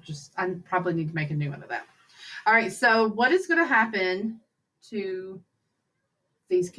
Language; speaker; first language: English; native; English